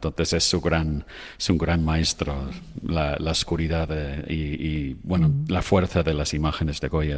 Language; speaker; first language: Spanish; non-native, fluent; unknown